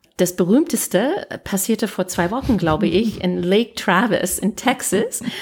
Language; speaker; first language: German; non-native, fluent; English